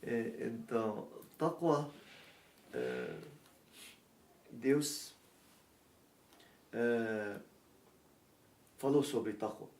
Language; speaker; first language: Portuguese; non-native, learner; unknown